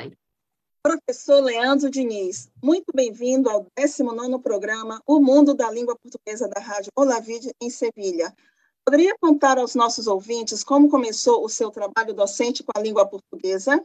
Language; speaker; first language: Portuguese; native; Portuguese